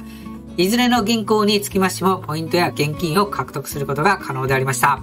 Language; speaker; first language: Japanese; native; Japanese